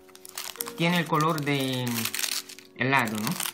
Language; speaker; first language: Spanish; non-native, fluent; Korean